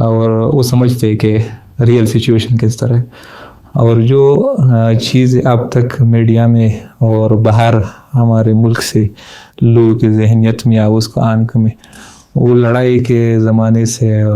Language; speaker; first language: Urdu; non-native, learner; Pashto